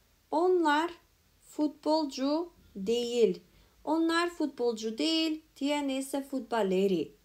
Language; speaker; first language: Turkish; non-native, fluent; Macedonian